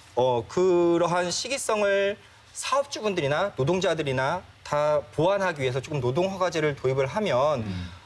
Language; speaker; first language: Korean; native; Korean